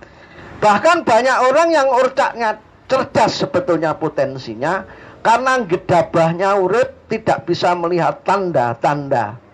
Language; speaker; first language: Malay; non-native, local second language; Javanese